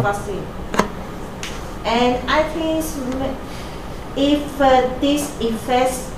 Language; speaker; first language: English; non-native, fluent; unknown